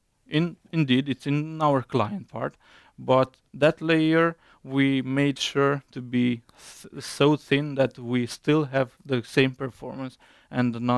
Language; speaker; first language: English; non-native, fluent; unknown